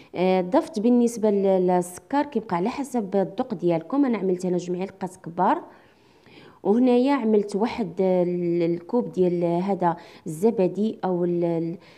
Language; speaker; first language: Arabic; native; Arabic